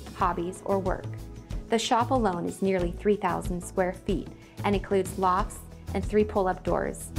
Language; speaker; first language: English; native; English